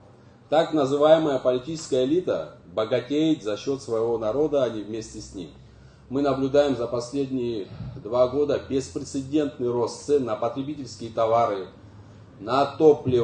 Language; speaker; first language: Russian; native; Russian